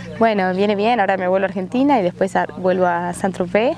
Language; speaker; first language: Spanish; native; Spanish